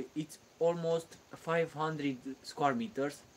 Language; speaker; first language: English; non-native, learner; Romanian